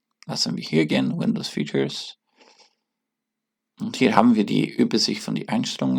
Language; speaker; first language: German; non-native, learner; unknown